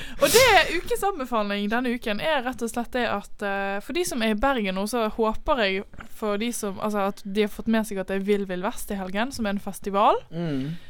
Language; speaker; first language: Norwegian; native; Norwegian